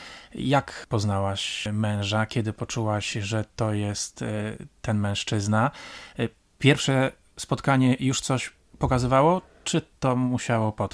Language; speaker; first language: Polish; native; Polish